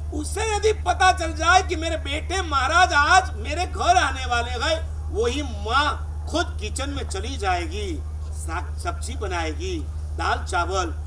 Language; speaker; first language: Hindi; non-native, local second language; Gujarati